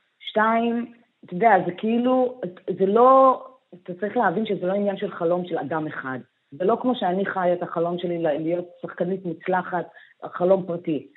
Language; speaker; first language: Hebrew; early bilingual, other home language; Amharic